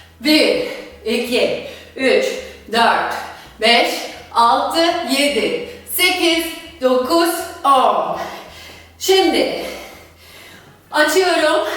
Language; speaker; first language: Turkish; non-native, fluent; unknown